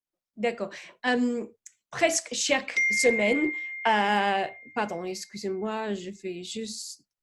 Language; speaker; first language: French; non-native, fluent; English